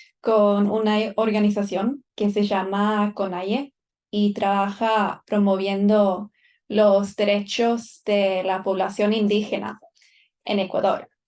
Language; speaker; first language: Spanish; non-native, fluent; Swedish